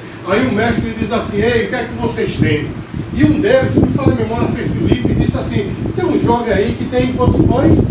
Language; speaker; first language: Portuguese; native; Portuguese